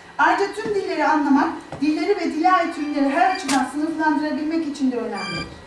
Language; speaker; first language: Turkish; native; Turkish